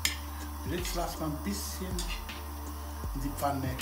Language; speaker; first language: German; non-native, fluent; Italian